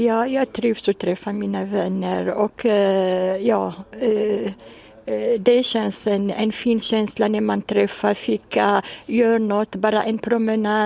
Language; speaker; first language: Swedish; non-native, fluent; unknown